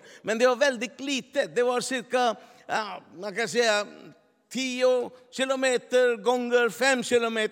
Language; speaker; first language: Swedish; non-native, fluent; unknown